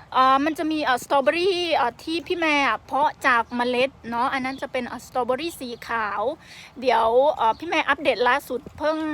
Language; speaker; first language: Thai; non-native, local second language; Khmer